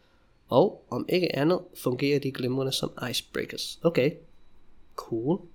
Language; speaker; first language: Danish; non-native, fluent; English